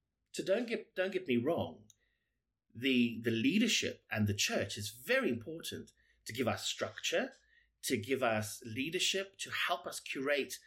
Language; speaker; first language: English; native; English